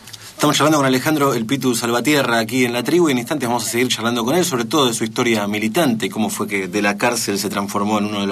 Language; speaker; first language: Spanish; native; Spanish